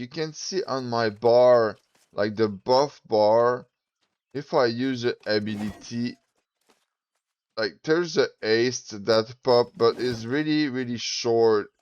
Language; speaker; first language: English; non-native, fluent; French